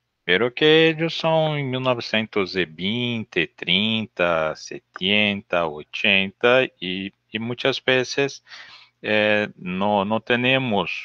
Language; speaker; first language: Spanish; non-native, learner; Portuguese